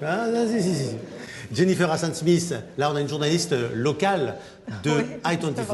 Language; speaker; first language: French; native; French